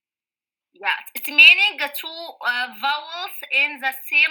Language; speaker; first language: English; non-native, learner; Arabic